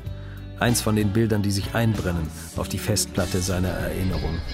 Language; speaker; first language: German; native; German